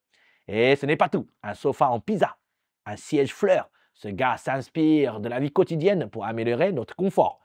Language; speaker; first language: French; native; French